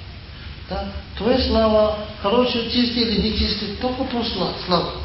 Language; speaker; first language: Russian; non-native, learner; Tibetan